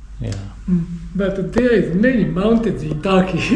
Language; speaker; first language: English; non-native, learner; Japanese